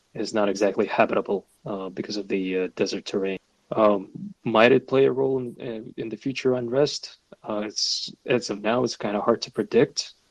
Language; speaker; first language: English; non-native, fluent; Russian